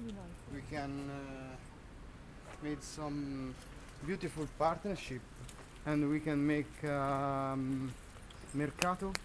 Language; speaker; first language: English; non-native, learner; Italian